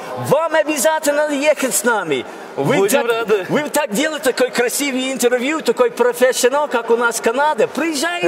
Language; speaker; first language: Russian; non-native, learner; English